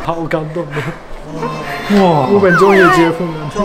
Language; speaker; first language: Chinese; non-native, learner; Japanese